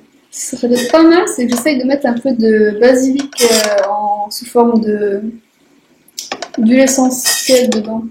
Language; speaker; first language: French; native; French